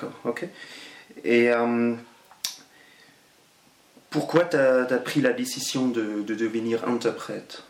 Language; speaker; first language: French; non-native, local second language; German